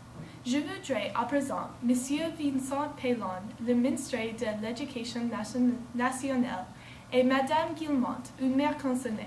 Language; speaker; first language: French; non-native, learner; English